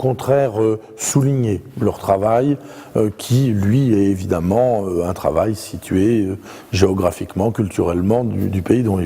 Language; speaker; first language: French; native; French